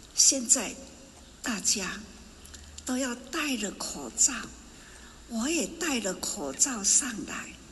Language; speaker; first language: Chinese; non-native, local second language; Min Nan Chinese